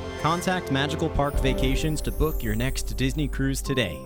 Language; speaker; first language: English; native; English